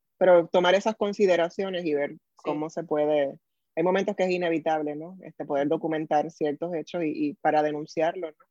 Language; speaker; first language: Spanish; native; Spanish